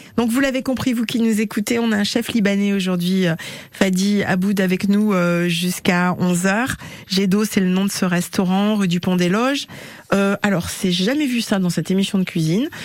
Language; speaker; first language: French; native; French